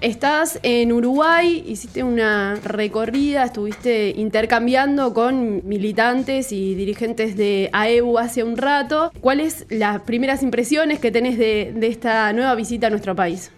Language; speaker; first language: Spanish; native; Spanish